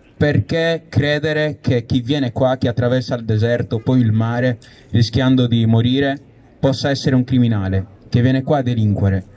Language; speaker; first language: Italian; native; Italian